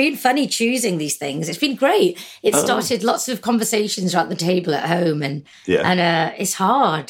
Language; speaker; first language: English; native; English